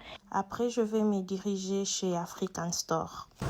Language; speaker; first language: French; non-native, local second language; Lingala